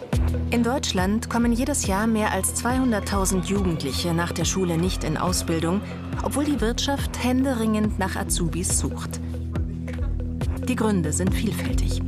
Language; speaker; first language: German; native; German